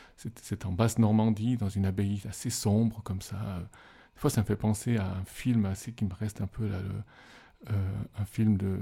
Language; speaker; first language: French; native; French